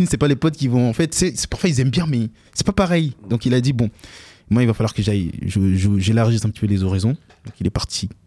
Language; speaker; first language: French; early bilingual, other home language; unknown